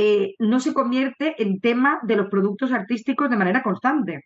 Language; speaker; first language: Spanish; native; Spanish